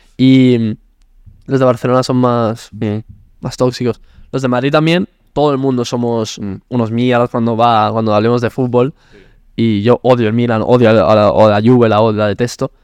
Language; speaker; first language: Spanish; early bilingual, other home language; Italian